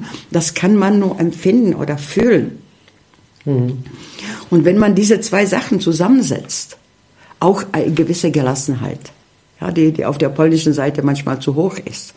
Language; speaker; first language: German; early bilingual, heritage; Czech